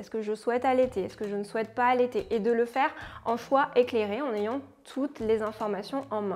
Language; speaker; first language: French; native; French